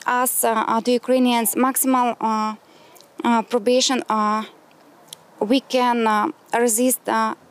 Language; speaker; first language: English; non-native, learner; Ukrainian